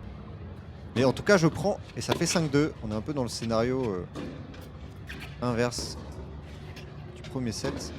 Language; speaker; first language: French; native; French